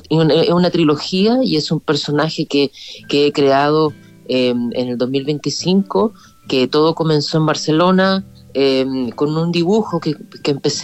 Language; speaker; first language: Spanish; native; Spanish